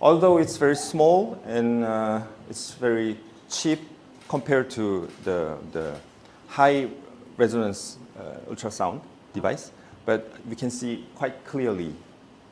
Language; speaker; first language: English; non-native, fluent; Korean